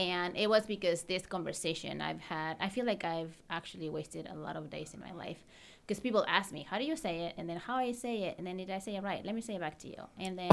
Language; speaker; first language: English; non-native, fluent; Spanish